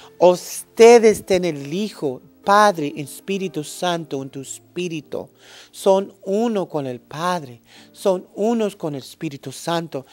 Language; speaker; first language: Spanish; early bilingual, heritage; English